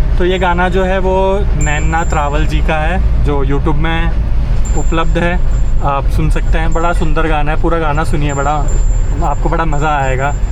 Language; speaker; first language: Hindi; non-native, local second language; Kannada